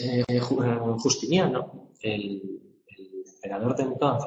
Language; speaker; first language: Spanish; native; Spanish